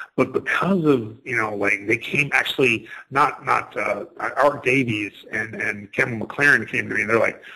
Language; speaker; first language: English; native; English